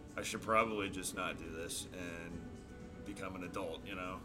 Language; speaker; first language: English; native; English